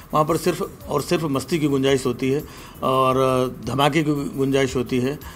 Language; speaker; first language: Hindi; native; Hindi